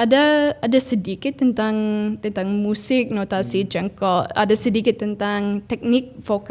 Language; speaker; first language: Indonesian; non-native, fluent; English